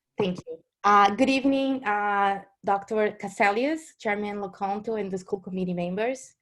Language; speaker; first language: English; non-native, fluent; Portuguese